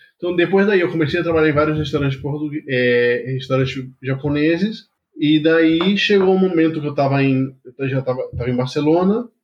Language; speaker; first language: Portuguese; native; Portuguese